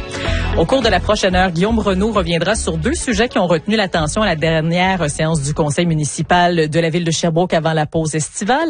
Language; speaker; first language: French; native; French